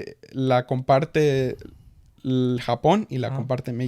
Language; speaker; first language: Spanish; early bilingual, heritage; Spanish